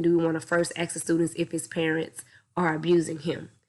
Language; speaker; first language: English; native; English